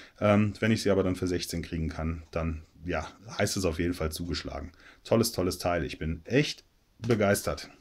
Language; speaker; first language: German; native; German